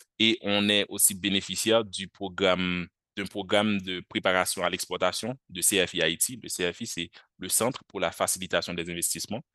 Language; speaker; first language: French; non-native, local second language; Haitian Creole